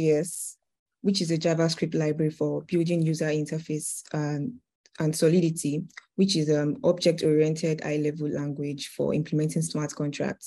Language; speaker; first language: English; non-native, local second language; Yoruba